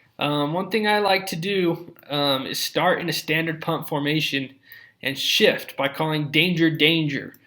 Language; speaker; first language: English; native; English